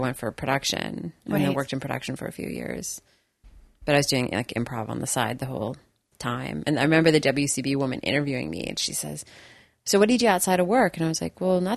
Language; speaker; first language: English; native; English